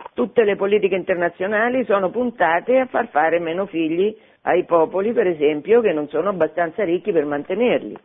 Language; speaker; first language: Italian; native; Italian